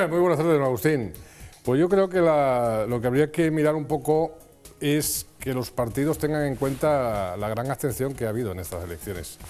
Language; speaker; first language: Spanish; native; Spanish